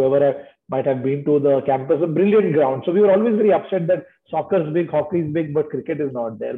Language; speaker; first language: English; non-native, local second language; Marathi